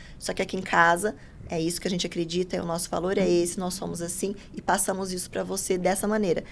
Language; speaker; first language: Portuguese; native; Portuguese